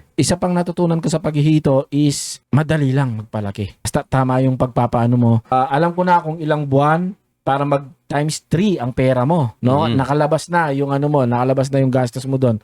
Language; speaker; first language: Filipino; native; Filipino